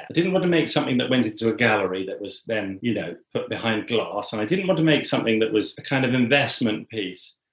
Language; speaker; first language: English; native; English